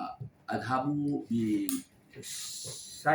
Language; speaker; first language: Arabic; non-native, learner; Indonesian